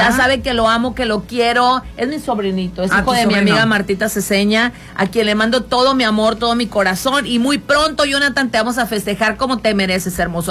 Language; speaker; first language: Spanish; native; Spanish